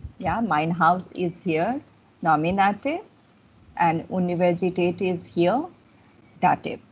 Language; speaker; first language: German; non-native, fluent; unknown